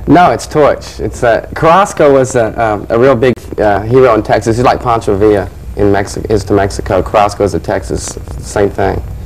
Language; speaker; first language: English; native; English